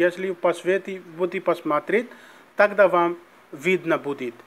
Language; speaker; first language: Russian; non-native, learner; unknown